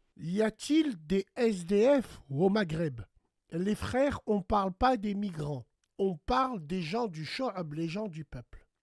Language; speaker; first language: French; early bilingual, other home language; Arabic